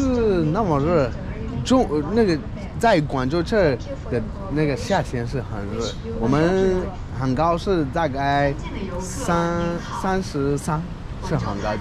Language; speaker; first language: Chinese; non-native, learner; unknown